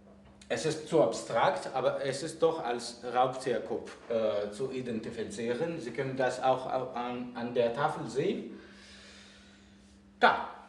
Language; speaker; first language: German; non-native, fluent; Greek